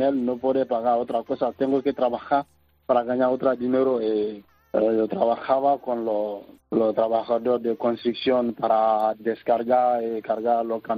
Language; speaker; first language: Spanish; non-native, learner; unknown